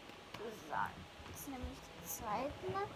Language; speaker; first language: German; early bilingual, heritage; German